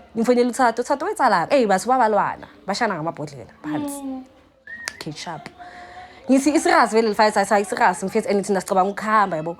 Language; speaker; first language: Zulu; native; Zulu